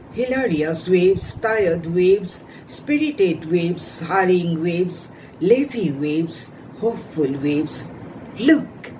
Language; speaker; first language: Hindi; non-native, local second language; Assamese